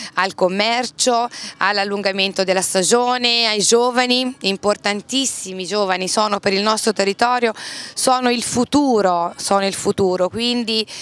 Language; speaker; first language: Italian; native; Italian